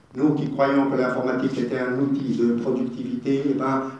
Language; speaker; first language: French; non-native, local second language; Arabic